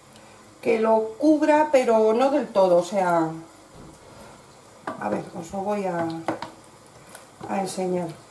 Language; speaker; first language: Spanish; native; Spanish